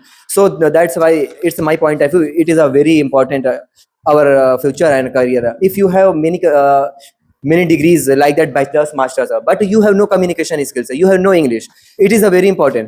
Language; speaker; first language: English; non-native, learner; Hindi